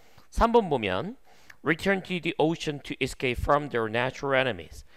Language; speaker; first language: English; non-native, fluent; Korean